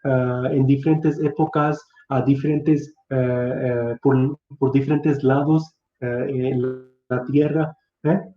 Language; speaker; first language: Spanish; non-native, fluent; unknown